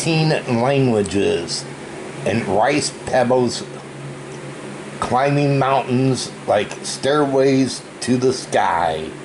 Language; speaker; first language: English; native; English